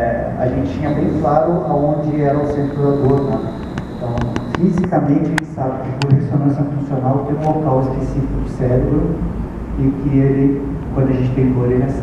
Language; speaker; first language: Portuguese; native; Portuguese